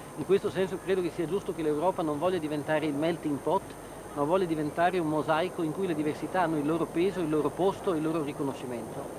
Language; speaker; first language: Italian; non-native, local second language; German